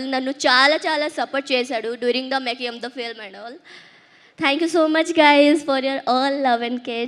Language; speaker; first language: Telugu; early bilingual, heritage; Telugu